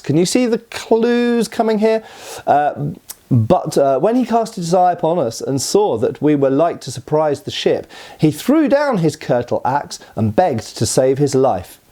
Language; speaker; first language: English; native; English